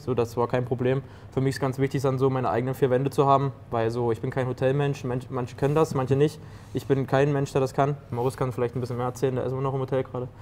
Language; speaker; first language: German; native; German